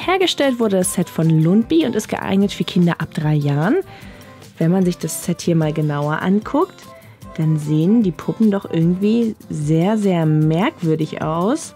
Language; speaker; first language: German; native; German